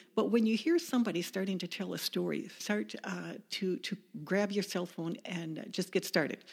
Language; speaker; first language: English; native; English